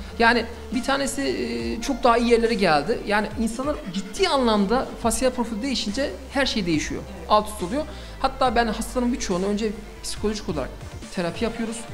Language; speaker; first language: Turkish; early bilingual, heritage; Turkish